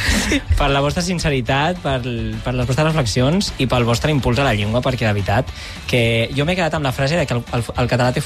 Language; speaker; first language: Catalan; native; Catalan